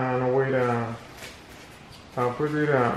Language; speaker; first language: Spanish; early bilingual, heritage; English